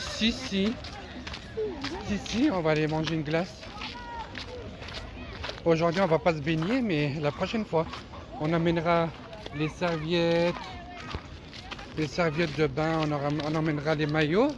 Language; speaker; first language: French; native; French